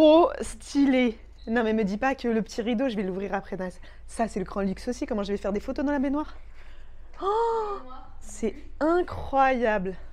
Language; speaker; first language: French; native; French